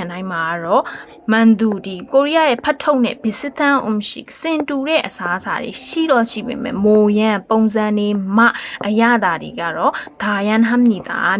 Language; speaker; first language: Korean; non-native, learner; Burmese